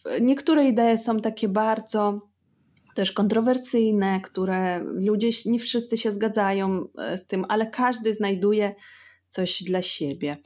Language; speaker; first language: Polish; non-native, fluent; Russian